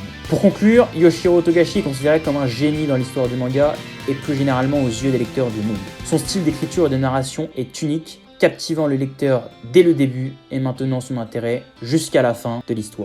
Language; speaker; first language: French; native; French